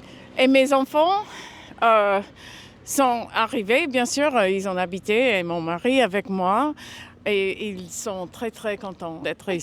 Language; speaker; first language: French; non-native, fluent; English